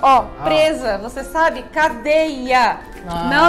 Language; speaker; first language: Portuguese; native; Portuguese